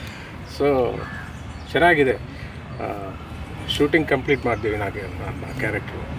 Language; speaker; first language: Kannada; non-native, learner; Telugu